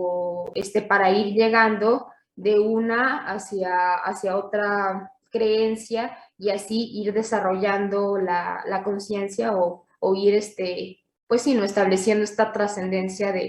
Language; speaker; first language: Spanish; native; Spanish